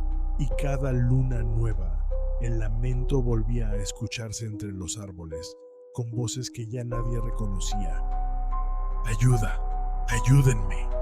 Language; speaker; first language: Spanish; native; Spanish